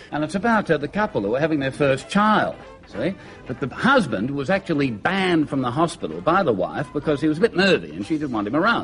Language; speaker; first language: English; native; English